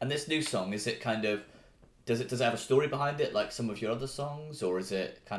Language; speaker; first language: English; native; English